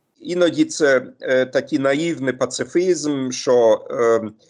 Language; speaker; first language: Ukrainian; non-native, fluent; German